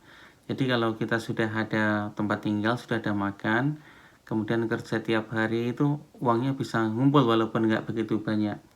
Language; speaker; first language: Indonesian; non-native, local second language; Javanese